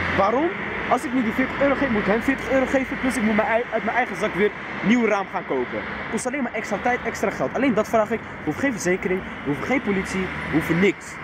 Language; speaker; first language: Dutch; early bilingual, other home language; Riffian